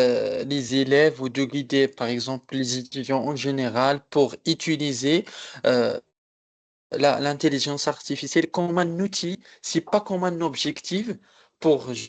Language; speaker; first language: French; non-native, local second language; Arabic